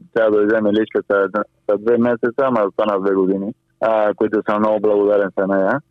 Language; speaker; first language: Bulgarian; non-native, fluent; Spanish